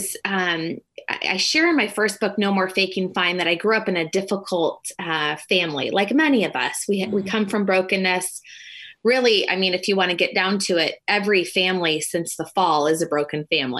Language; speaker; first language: English; native; English